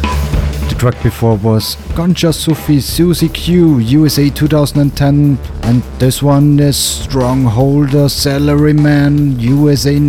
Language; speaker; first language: English; non-native, fluent; German